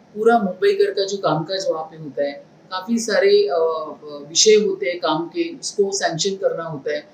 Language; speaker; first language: Hindi; non-native, local second language; Marathi